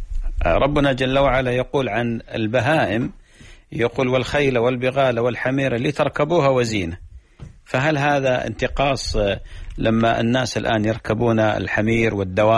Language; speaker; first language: Arabic; native; Arabic